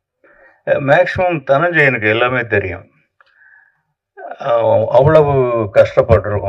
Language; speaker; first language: Tamil; native; Tamil